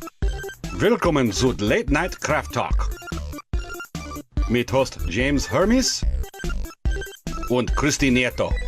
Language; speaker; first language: German; non-native, learner; English